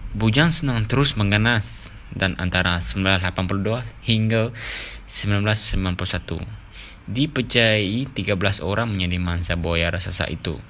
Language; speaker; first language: Malay; non-native, local second language; Iban